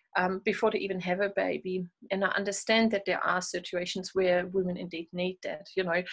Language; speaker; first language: English; non-native, fluent; German